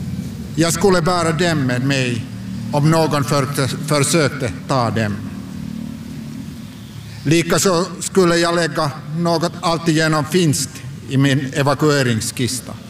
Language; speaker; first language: Swedish; non-native, local second language; Finnish